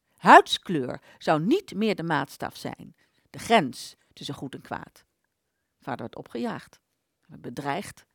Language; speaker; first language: Dutch; native; Dutch